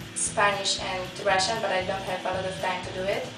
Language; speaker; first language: English; non-native, fluent; Polish